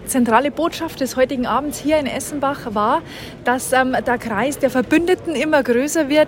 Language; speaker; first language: German; native; German